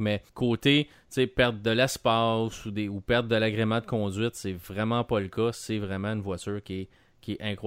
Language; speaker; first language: French; native; French